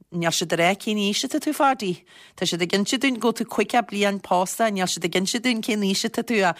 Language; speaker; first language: Irish; native; Irish